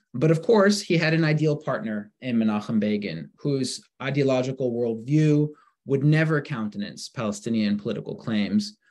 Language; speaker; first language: English; native; English